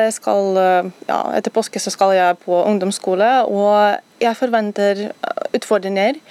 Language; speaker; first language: Norwegian; non-native, fluent; Ukrainian